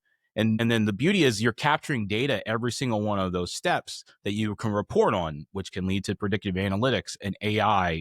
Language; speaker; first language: English; native; English